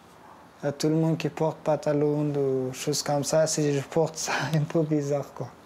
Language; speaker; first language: French; non-native, learner; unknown